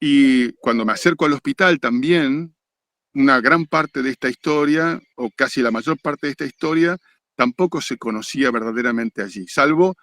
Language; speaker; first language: Spanish; native; Spanish